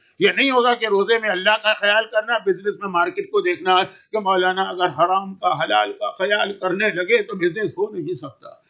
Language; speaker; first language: Urdu; native; Urdu